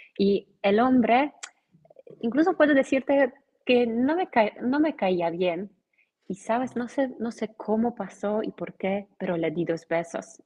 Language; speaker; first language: Spanish; non-native, fluent; Polish